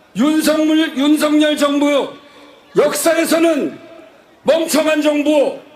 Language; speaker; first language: Korean; native; Korean